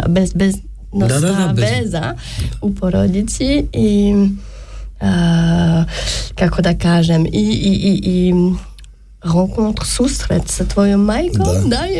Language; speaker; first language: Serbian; non-native, learner; French